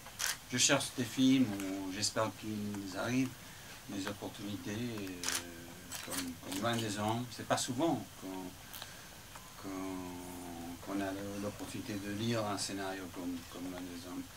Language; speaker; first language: French; non-native, fluent; English